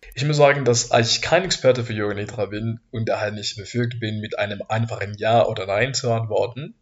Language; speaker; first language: German; non-native, fluent; Spanish